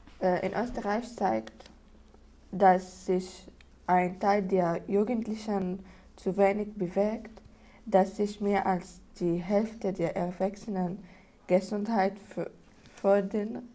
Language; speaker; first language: German; non-native, learner; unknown